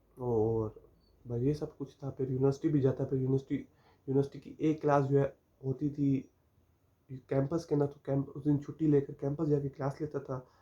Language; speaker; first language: Urdu; non-native, local second language; Punjabi